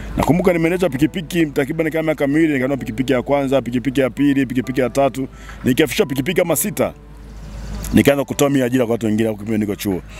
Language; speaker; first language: Swahili; non-native, local second language; Sukuma